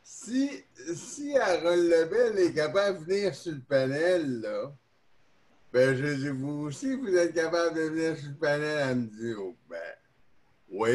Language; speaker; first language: French; native; French